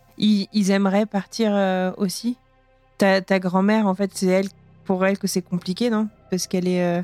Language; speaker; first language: French; native; French